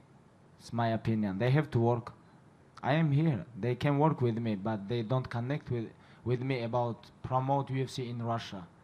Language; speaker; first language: English; non-native, learner; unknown